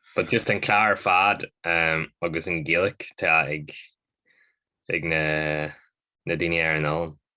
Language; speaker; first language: Irish; native; Irish